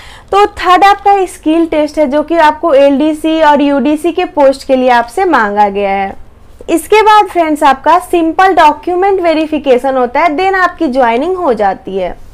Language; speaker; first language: Hindi; native; Hindi